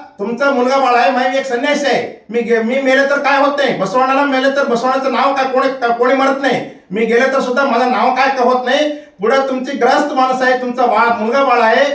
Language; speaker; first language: Marathi; non-native, local second language; Kannada